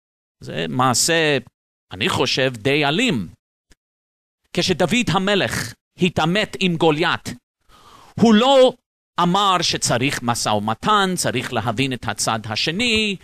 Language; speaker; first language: Hebrew; non-native, fluent; English